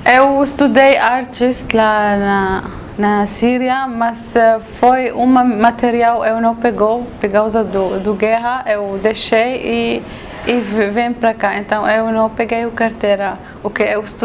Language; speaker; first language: Portuguese; non-native, learner; Arabic